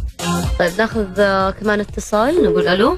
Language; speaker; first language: Arabic; native; Arabic